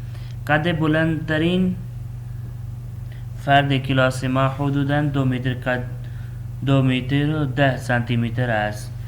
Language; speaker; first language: Persian; non-native, fluent; Urdu